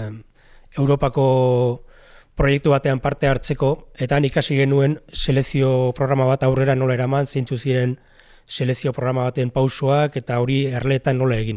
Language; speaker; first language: Basque; native; Basque